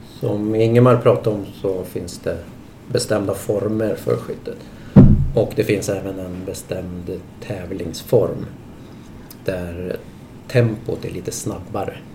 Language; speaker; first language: Swedish; native; Swedish